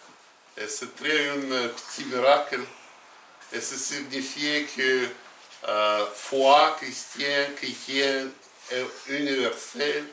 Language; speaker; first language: French; non-native, learner; Russian